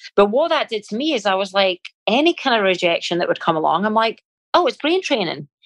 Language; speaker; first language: English; native; English